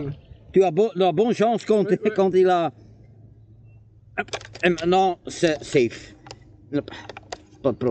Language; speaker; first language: French; non-native, local second language; Dutch